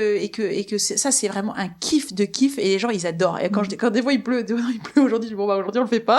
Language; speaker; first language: French; native; French